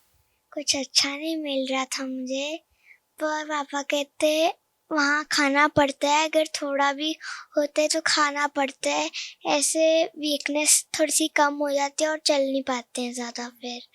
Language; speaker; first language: Hindi; non-native, local second language; Punjabi